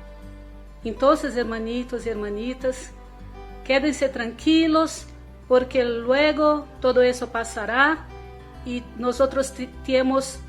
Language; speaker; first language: Spanish; non-native, learner; Portuguese